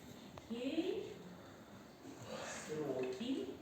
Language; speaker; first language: Russian; native; Russian